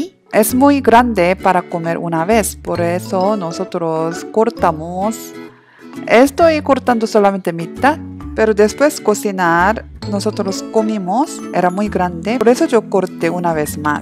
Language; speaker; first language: Spanish; non-native, learner; Korean